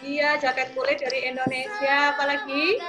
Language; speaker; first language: Indonesian; native; Indonesian